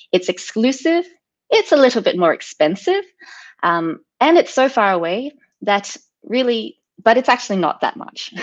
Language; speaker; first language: English; native; English